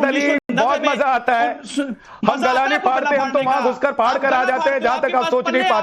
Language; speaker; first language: Hindi; native; Hindi